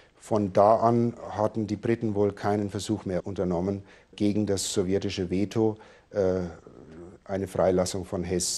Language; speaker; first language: German; native; German